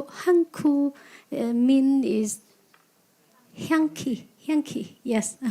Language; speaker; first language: English; non-native, learner; Vietnamese